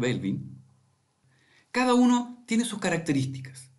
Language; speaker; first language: Spanish; native; Spanish